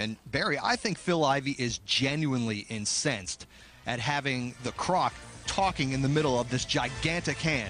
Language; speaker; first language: English; native; English